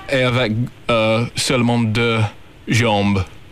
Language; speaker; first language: French; non-native, learner; English